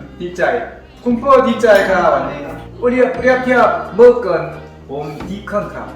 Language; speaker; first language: Thai; non-native, learner; Korean